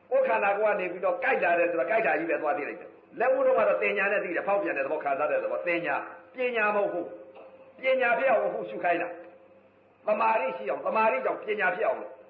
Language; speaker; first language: Burmese; native; Burmese